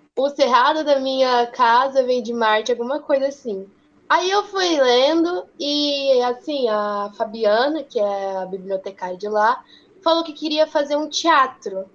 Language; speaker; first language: Portuguese; native; Portuguese